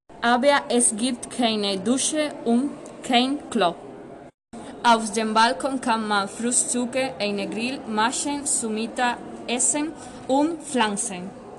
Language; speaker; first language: German; non-native, learner; Spanish